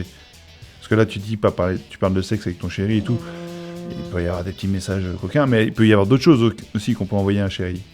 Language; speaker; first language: French; native; French